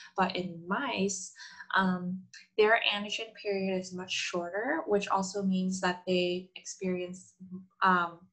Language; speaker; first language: English; non-native, fluent; Korean